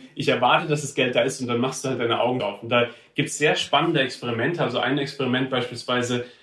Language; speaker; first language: German; native; German